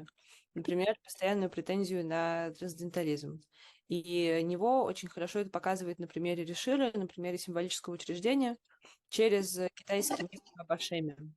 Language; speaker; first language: Russian; native; Russian